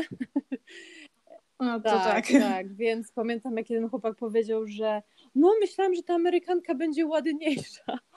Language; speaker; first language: Polish; early bilingual, other home language; English